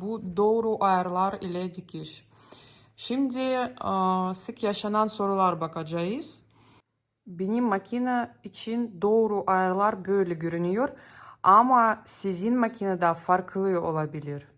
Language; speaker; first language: Turkish; non-native, learner; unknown